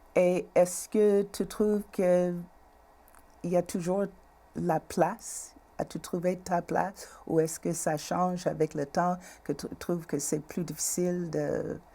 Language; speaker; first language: French; native; French